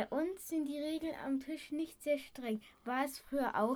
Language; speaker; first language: German; native; German